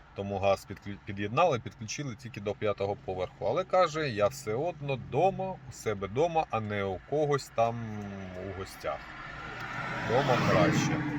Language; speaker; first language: Ukrainian; non-native, local second language; Russian